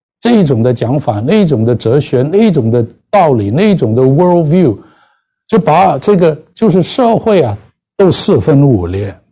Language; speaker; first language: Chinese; non-native, local second language; Cantonese